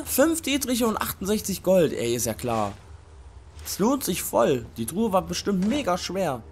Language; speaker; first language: German; native; German